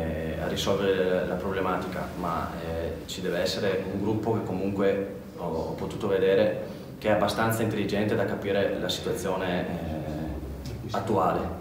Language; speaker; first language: Italian; native; Italian